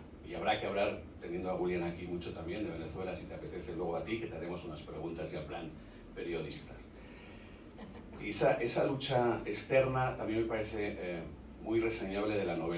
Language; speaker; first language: Spanish; native; Spanish